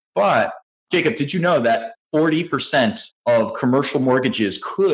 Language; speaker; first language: English; native; English